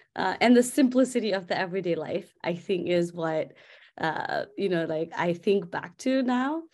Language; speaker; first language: English; non-native, local second language; Nepali